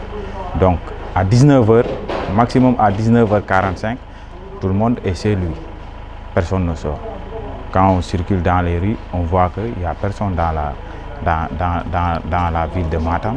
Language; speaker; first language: French; non-native, local second language; Wolof